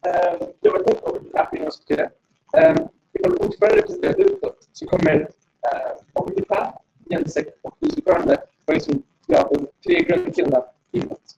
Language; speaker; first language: Swedish; native; Swedish